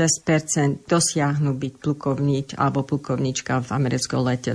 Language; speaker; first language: Slovak; early bilingual, heritage; Slovak